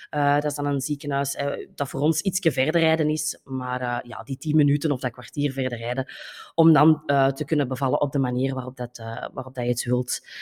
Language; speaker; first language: Dutch; native; Dutch